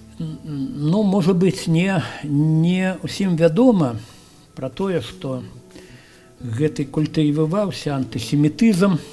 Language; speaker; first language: Belarusian; native; Belarusian